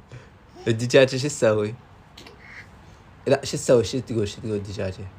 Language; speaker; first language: Arabic; native; Arabic